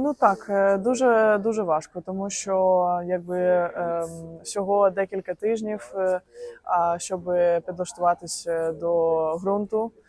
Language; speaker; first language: Ukrainian; non-native, local second language; Russian